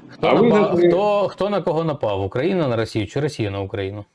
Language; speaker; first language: Ukrainian; non-native, local second language; Russian